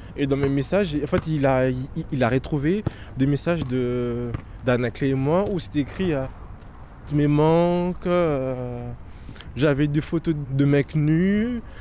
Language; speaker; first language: French; non-native, local second language; Lingala